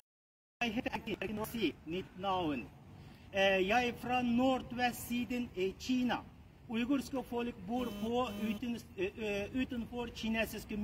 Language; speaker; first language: Norwegian; non-native, learner; Uyghur